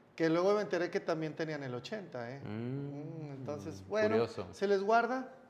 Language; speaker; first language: Spanish; native; Spanish